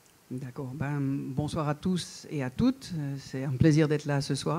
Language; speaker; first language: French; native; French